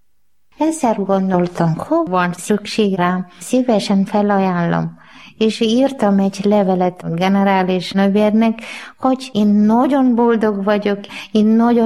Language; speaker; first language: Hungarian; non-native, learner; Malayalam